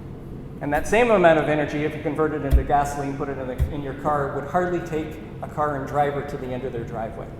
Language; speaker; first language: English; native; English